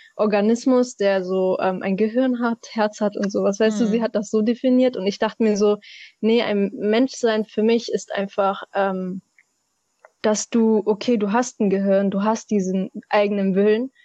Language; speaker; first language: German; native; German